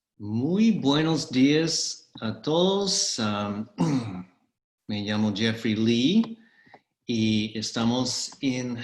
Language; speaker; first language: Spanish; non-native, fluent; English